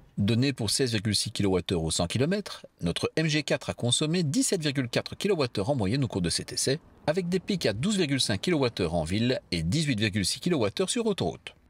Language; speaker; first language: French; native; French